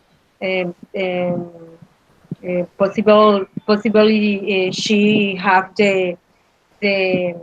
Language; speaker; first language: English; non-native, learner; Spanish